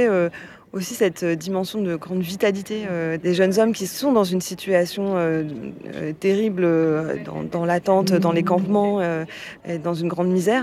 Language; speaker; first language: French; native; French